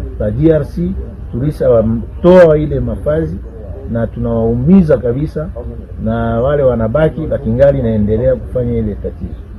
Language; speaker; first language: Swahili; native; Swahili